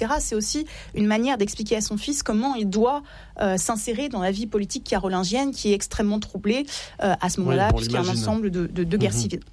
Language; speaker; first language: French; native; French